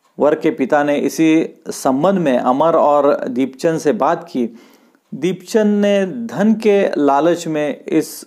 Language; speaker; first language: Hindi; non-native, local second language; Marathi